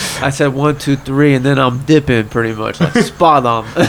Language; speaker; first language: English; early bilingual, other home language; Polish